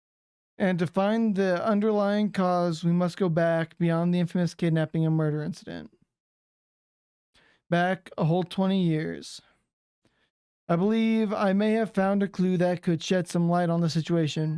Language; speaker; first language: English; native; English